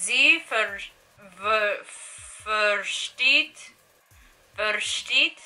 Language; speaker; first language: German; non-native, learner; English